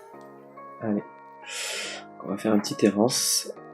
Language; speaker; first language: French; native; French